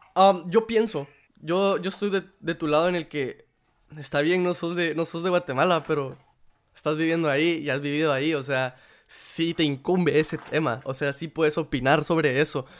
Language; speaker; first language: Spanish; native; Spanish